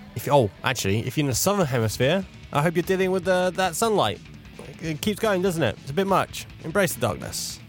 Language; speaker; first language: English; native; English